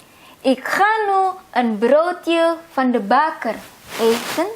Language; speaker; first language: Dutch; non-native, fluent; Indonesian